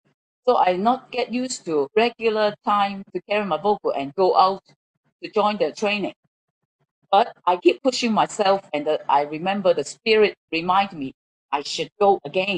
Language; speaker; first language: English; non-native, local second language; Cantonese